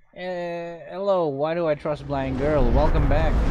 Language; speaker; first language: English; non-native, local second language; Filipino